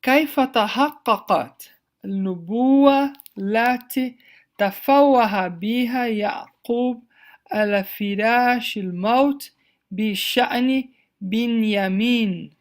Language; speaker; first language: Arabic; non-native, fluent; Portuguese